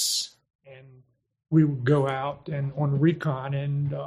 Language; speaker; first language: English; native; English